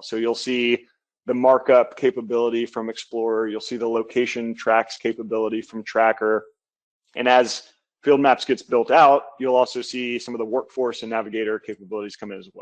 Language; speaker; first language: English; native; English